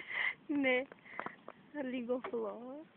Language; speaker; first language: Greek; non-native, learner; Bulgarian